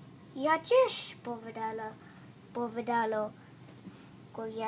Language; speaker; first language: Slovak; early bilingual, heritage; Slovak